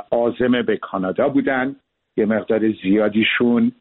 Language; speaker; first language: Persian; early bilingual, heritage; Persian